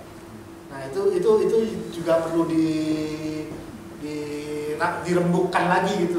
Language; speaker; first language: Indonesian; native; Indonesian